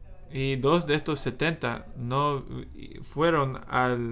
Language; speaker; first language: Spanish; non-native, fluent; English